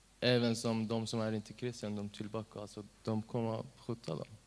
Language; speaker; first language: Swedish; non-native, learner; Persian